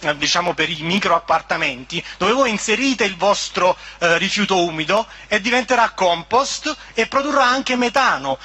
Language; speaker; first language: Italian; native; Italian